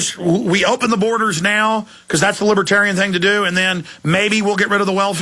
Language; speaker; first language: English; native; English